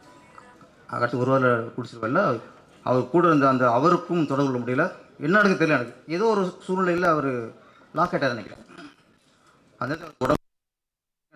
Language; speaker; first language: Tamil; native; Tamil